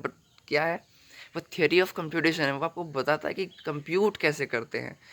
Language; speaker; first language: Hindi; native; Hindi